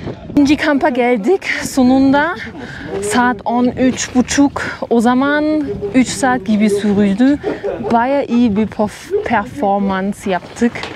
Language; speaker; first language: Turkish; non-native, learner; German